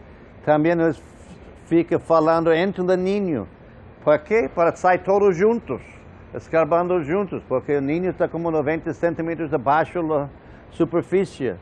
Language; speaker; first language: Portuguese; non-native, fluent; English